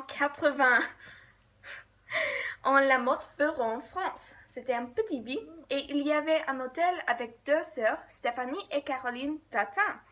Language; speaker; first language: French; non-native, learner; English